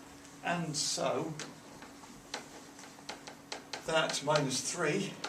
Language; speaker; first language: English; native; English